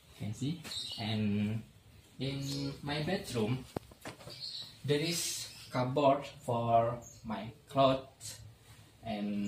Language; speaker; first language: English; non-native, learner; Indonesian